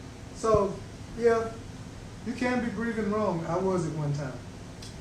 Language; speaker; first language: English; native; English